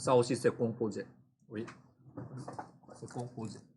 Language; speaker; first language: French; non-native, fluent; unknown